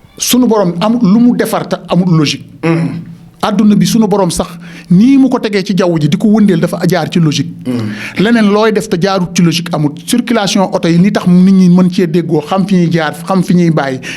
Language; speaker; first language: Wolof; native; Wolof